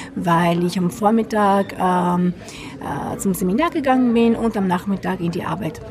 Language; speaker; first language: German; non-native, fluent; Italian